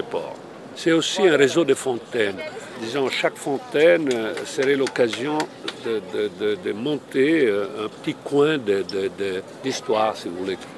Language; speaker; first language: French; non-native, fluent; Italian